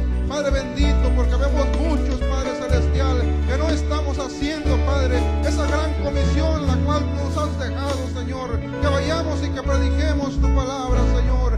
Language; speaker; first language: Spanish; native; Spanish